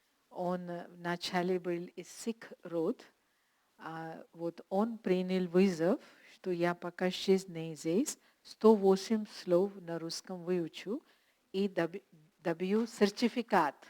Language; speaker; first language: Russian; non-native, learner; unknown